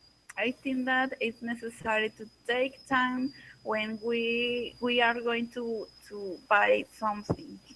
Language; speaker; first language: English; non-native, learner; Spanish